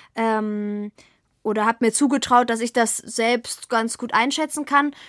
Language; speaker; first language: German; native; German